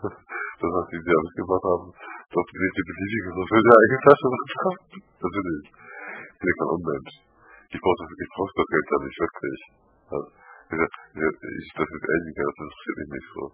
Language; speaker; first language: German; native; German